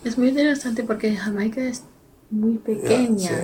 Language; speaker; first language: Spanish; non-native, learner; English